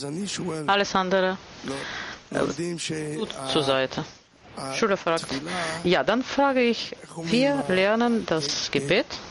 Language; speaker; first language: German; non-native, fluent; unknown